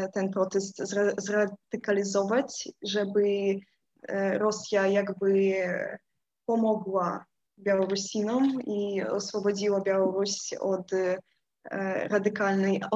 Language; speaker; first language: Polish; non-native, fluent; Russian